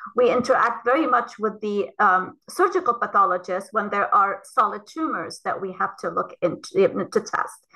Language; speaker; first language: English; non-native, fluent; Arabic